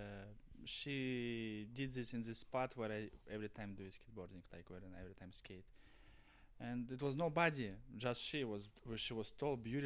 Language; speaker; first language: English; non-native, learner; Russian